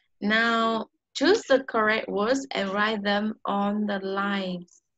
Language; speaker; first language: English; non-native, learner; Vietnamese